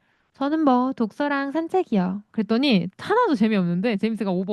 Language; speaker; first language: Korean; native; Korean